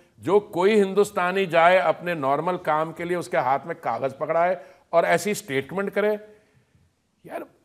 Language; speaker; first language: Hindi; native; Hindi